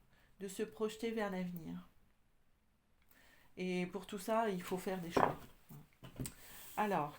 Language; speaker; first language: French; native; French